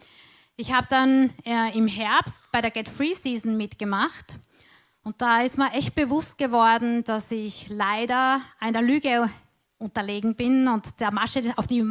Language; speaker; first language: German; non-native, fluent; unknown